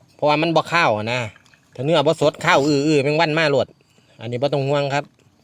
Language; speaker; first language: Thai; native; Thai